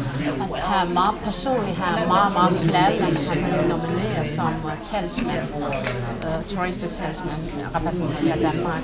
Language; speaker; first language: Danish; non-native, fluent; Chinese